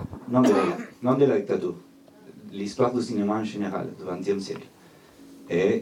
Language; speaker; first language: French; non-native, fluent; Spanish